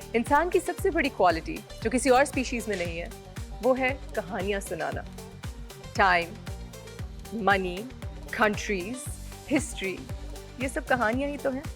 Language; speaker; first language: Urdu; native; Urdu